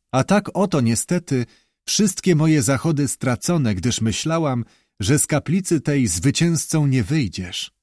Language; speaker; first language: Polish; native; Polish